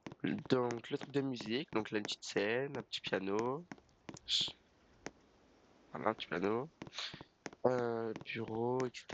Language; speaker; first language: French; native; French